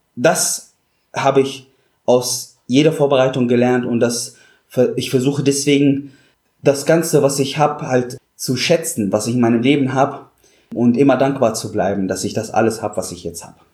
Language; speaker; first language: German; non-native, fluent; Arabic